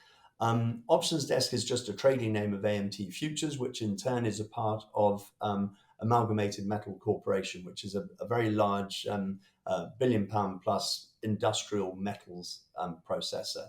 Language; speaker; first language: English; native; English